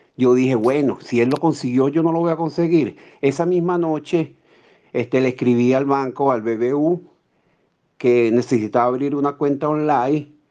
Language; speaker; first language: Spanish; native; Spanish